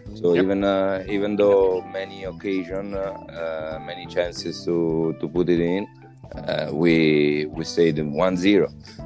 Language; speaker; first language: English; non-native, fluent; Italian